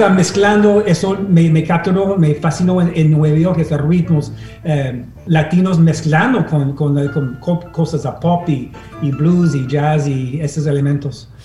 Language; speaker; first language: Spanish; non-native, fluent; English